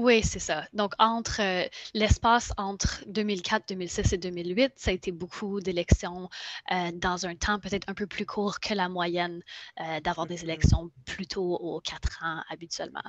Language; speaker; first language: French; native; French